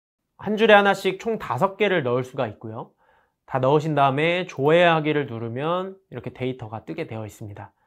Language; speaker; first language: Korean; native; Korean